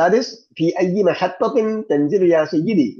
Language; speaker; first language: Arabic; non-native, fluent; Malayalam